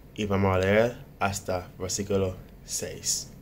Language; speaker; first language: Spanish; non-native, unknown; English